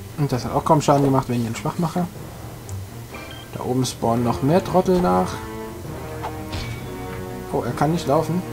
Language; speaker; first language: German; native; German